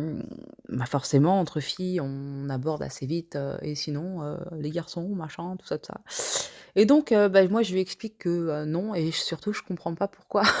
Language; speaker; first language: French; native; French